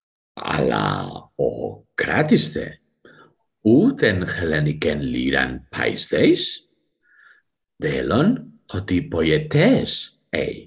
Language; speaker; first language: Greek; non-native, learner; English